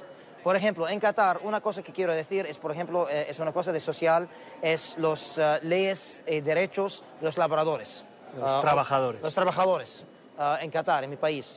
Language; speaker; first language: Spanish; non-native, learner; Arabic